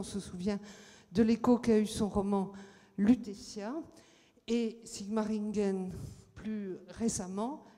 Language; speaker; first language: French; native; French